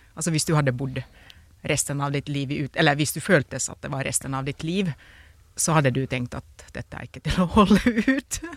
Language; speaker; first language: Norwegian; non-native, fluent; Finnish